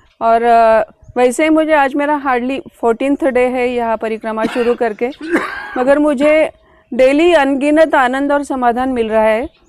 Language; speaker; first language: Hindi; non-native, local second language; Marathi